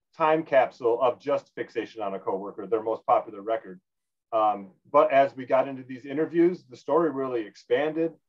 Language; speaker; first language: English; native; English